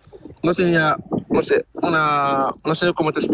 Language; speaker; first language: Spanish; non-native, learner; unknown